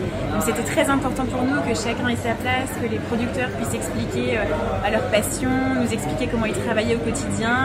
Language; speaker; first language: French; native; French